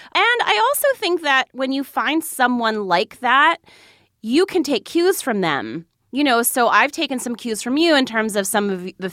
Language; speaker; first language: English; native; English